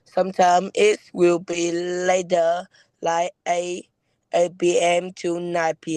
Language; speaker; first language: English; non-native, learner; Vietnamese